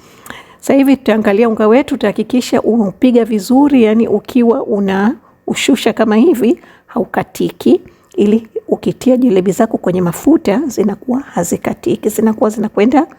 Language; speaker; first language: Swahili; native; Swahili